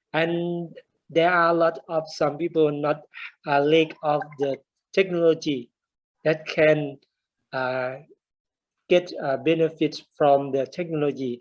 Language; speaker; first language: English; non-native, learner; Thai